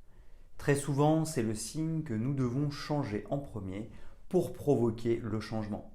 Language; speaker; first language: French; native; French